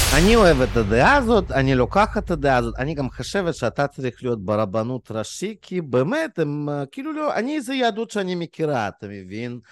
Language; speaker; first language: Hebrew; non-native, fluent; Russian